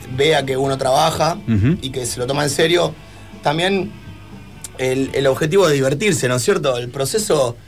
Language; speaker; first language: Spanish; native; Spanish